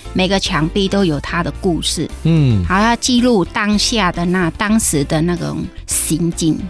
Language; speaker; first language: Chinese; non-native, fluent; Khmer